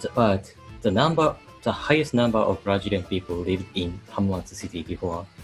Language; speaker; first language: English; non-native, learner; Japanese